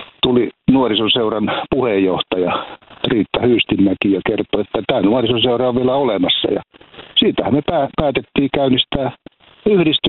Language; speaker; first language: Finnish; native; Finnish